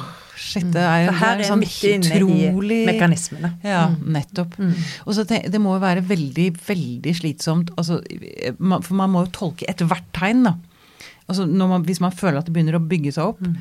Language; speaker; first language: Norwegian; native; Norwegian